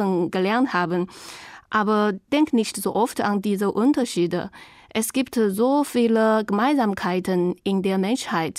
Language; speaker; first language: German; non-native, fluent; Chinese